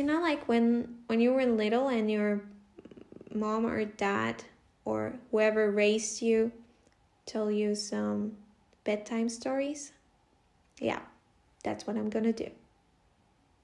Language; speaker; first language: English; non-native, fluent; Spanish